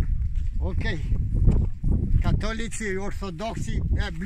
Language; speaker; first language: Polish; non-native, learner; Macedonian